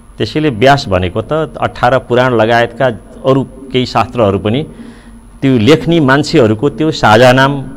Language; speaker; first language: Nepali; native; Nepali